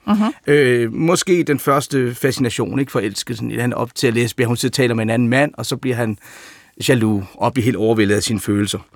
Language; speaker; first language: Danish; native; Danish